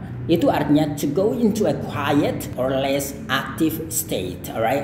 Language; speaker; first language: English; non-native, fluent; Indonesian